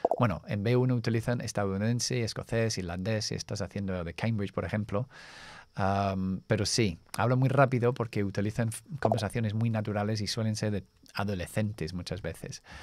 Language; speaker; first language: Spanish; non-native, fluent; English